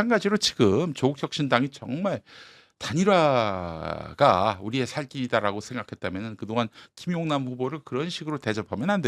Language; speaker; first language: Korean; native; Korean